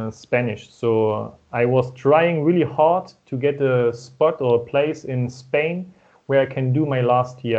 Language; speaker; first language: English; non-native, fluent; German